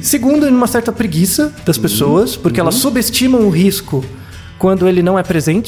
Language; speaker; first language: Portuguese; native; Portuguese